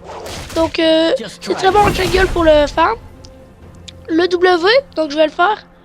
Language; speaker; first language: French; native; French